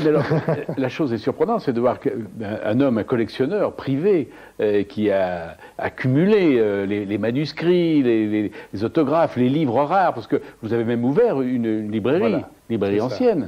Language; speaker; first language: French; native; French